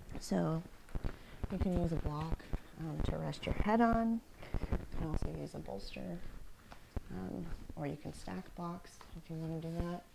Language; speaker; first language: English; native; English